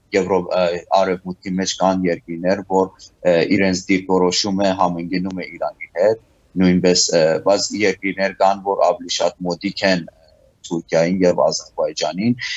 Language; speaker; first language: Armenian; early bilingual, heritage; Armenian